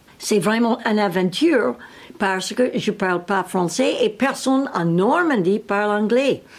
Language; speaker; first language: French; non-native, learner; English